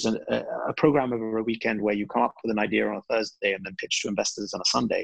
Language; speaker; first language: English; native; English